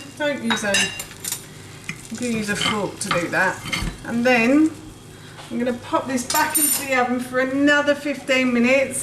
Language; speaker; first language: English; native; English